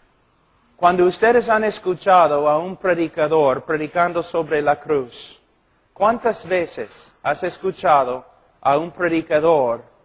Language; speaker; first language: Spanish; non-native, fluent; English